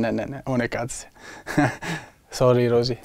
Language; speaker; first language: German; non-native, learner; Italian